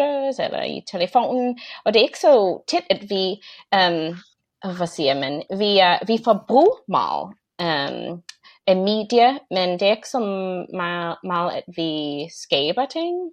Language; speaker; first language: Danish; non-native, fluent; English